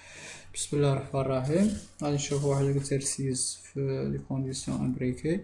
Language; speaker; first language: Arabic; native; Arabic